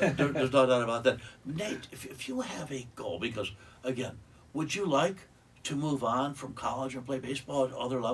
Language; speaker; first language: English; native; English